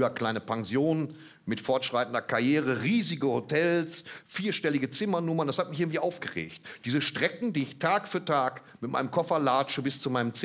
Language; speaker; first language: German; native; German